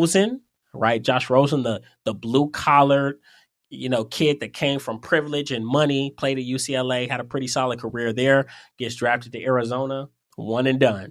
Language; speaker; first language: English; native; English